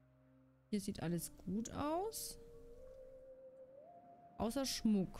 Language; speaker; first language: German; native; German